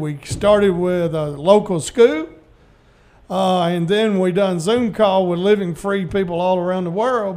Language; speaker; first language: English; native; English